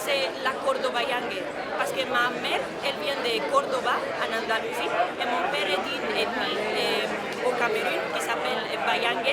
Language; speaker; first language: French; non-native, fluent; Spanish